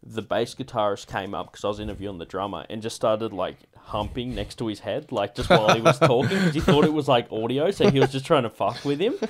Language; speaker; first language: English; native; English